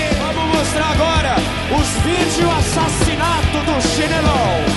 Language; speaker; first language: Portuguese; native; Portuguese